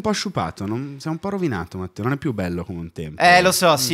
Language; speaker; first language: Italian; native; Italian